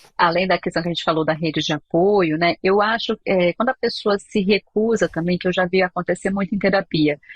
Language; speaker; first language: Portuguese; native; Portuguese